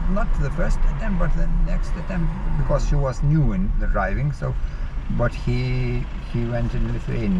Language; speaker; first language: English; non-native, learner; Lithuanian